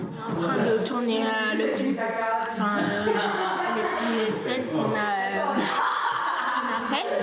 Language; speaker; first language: French; native; French